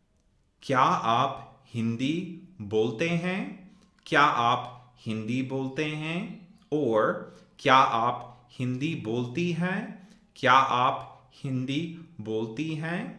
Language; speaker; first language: Hindi; non-native, fluent; English